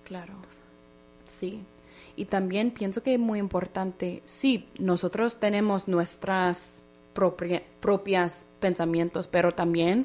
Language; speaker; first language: Spanish; non-native, fluent; English